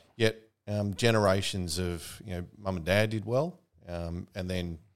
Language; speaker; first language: English; native; English